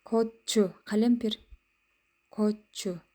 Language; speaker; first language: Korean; non-native, fluent; Kyrgyz